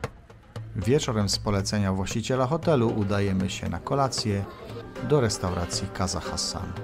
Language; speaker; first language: Polish; native; Polish